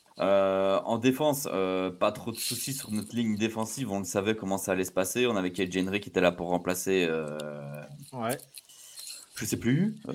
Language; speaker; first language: French; native; French